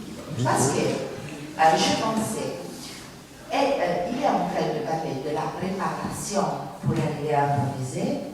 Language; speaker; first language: French; non-native, fluent; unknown